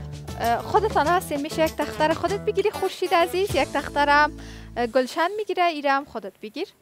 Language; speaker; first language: Persian; native; Persian